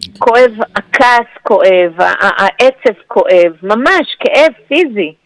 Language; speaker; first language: Hebrew; native; Hebrew